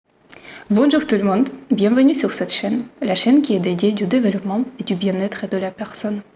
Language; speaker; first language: French; non-native, fluent; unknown